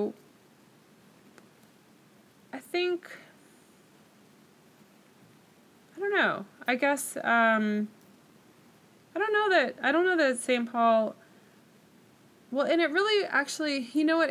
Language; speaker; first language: English; native; English